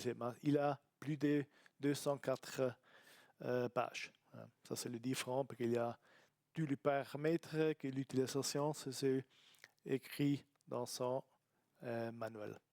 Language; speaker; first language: French; non-native, learner; Italian